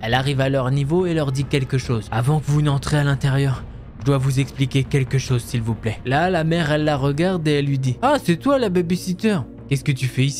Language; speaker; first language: French; native; French